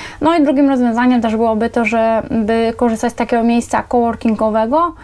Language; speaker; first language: Polish; native; Polish